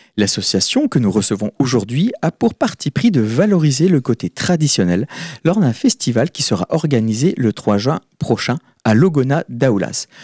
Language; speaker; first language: French; native; French